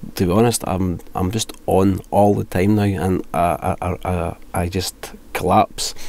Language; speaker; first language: English; native; English